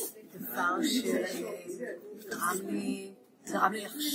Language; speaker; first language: Hebrew; native; Hebrew